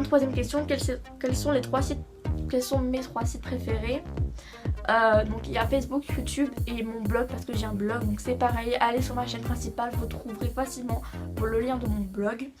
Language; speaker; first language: French; native; French